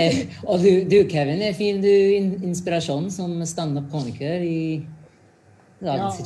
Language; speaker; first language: Norwegian; non-native, fluent; English